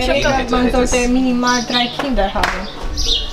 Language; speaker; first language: German; non-native, fluent; Romanian